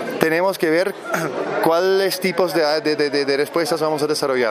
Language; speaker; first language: Spanish; non-native, fluent; German